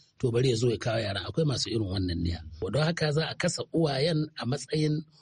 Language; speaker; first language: Hausa; native; Hausa